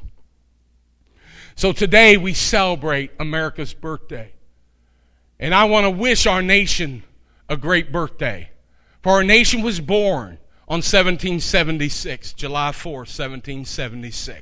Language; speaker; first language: English; native; English